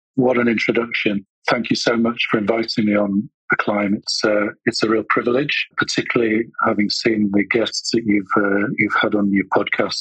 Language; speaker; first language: English; native; English